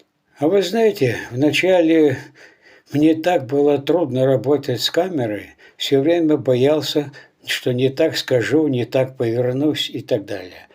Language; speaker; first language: Russian; native; Russian